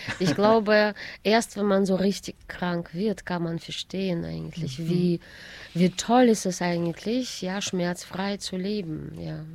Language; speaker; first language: German; native; German